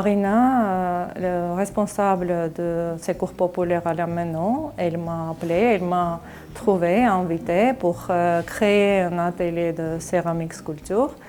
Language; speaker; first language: French; non-native, learner; Armenian